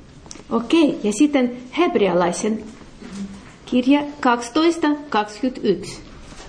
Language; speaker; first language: Finnish; non-native, learner; Russian